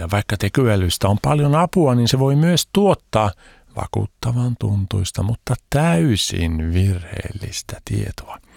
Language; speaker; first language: Finnish; early bilingual, heritage; Finnish